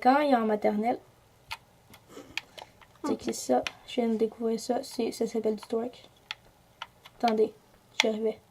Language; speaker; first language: French; native; French